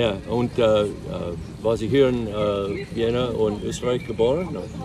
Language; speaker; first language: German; non-native, learner; English